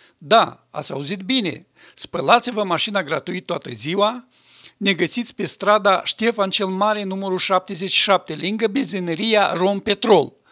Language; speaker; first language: Romanian; native; Romanian